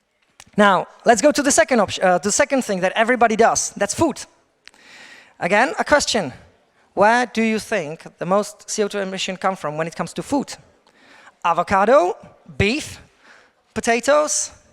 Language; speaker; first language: English; non-native, fluent; Czech